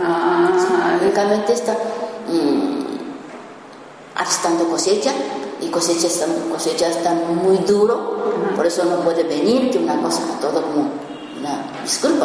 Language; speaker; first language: Spanish; non-native, learner; Japanese